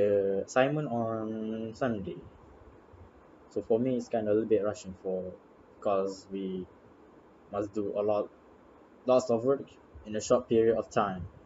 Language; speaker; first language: English; non-native, local second language; Malay